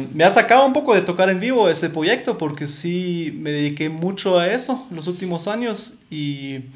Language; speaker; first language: Spanish; non-native, fluent; German